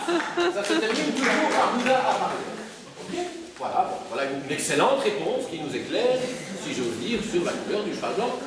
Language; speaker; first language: French; native; French